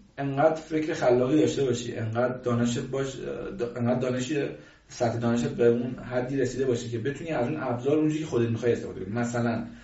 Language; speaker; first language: Persian; native; Persian